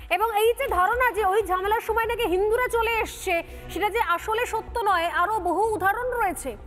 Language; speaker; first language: Bangla; native; Bangla